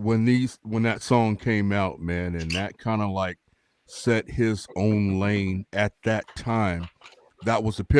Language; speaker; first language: English; native; English